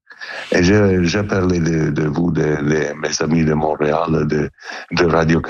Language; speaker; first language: French; non-native, learner; Italian